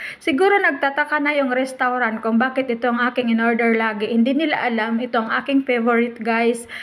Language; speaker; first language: Filipino; native; Filipino